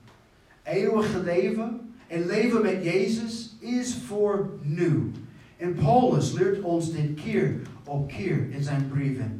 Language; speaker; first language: Dutch; non-native, fluent; English